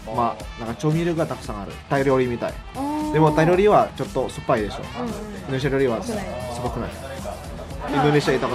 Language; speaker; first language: Japanese; non-native, fluent; Indonesian